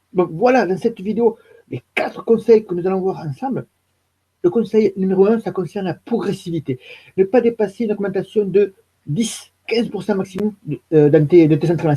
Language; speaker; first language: French; native; French